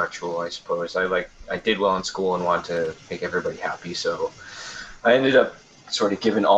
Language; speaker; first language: English; native; English